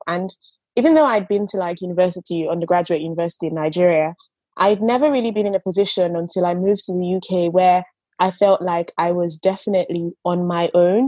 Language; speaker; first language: English; non-native, local second language; Yoruba